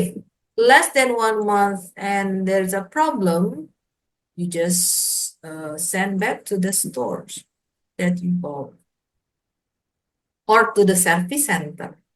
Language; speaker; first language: English; non-native, fluent; Indonesian